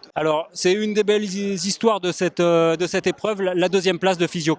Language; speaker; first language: French; native; French